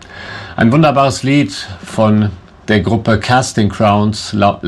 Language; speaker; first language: German; native; German